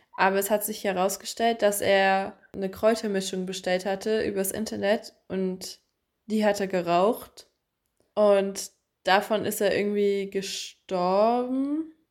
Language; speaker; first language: German; native; German